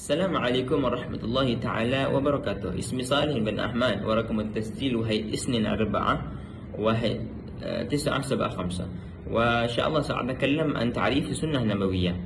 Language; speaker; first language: Arabic; non-native, learner; Malay